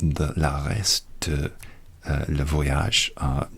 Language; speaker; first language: French; non-native, learner; English